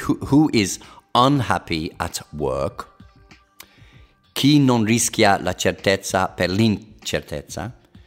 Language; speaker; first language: Italian; non-native, fluent; English